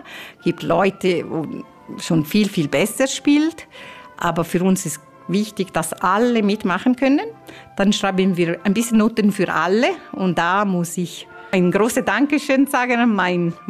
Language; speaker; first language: German; non-native, learner; Italian